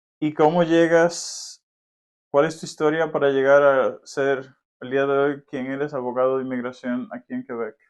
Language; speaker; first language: Spanish; native; Spanish